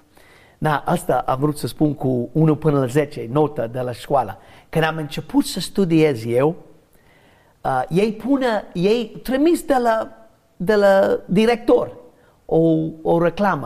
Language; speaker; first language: Romanian; non-native, fluent; English